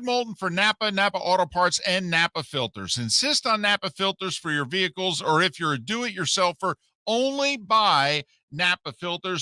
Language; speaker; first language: English; native; English